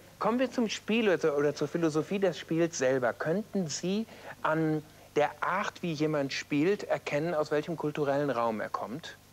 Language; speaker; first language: German; native; German